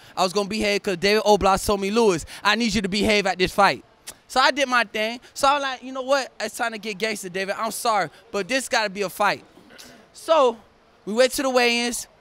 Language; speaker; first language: English; native; English